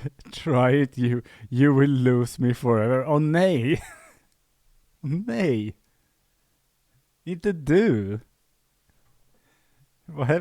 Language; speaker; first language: Swedish; native; Swedish